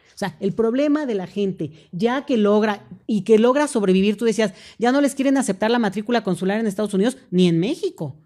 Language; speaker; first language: Spanish; native; Spanish